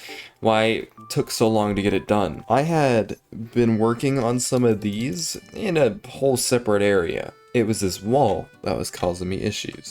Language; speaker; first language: English; native; English